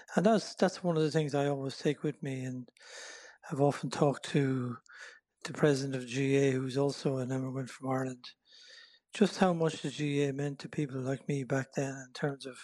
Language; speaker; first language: English; native; English